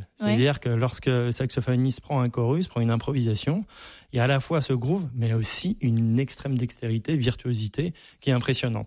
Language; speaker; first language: French; native; French